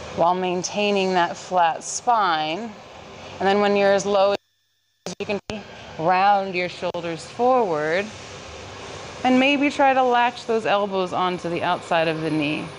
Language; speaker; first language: English; native; English